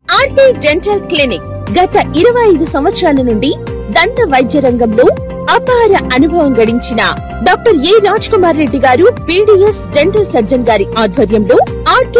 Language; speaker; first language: Telugu; native; Telugu